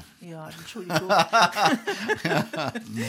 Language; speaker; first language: German; native; German